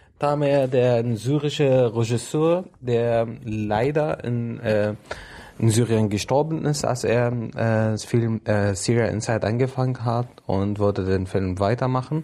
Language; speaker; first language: German; non-native, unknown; Arabic